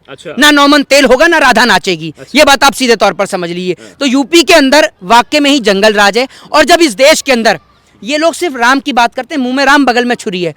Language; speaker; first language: Hindi; native; Hindi